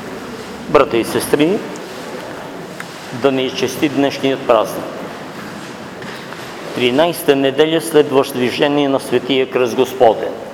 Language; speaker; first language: Bulgarian; native; Bulgarian